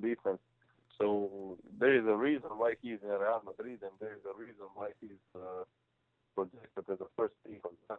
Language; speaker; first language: English; non-native, fluent; Slovenian